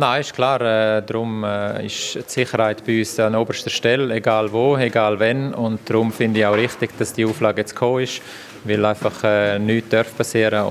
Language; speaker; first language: German; native; German